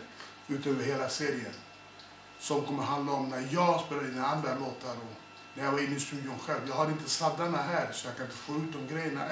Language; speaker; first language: Swedish; non-native, fluent; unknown